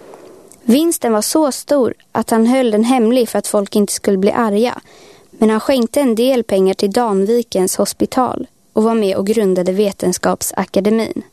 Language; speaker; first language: Swedish; native; Swedish